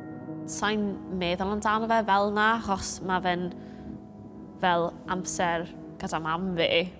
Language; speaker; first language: Welsh; non-native, local second language; English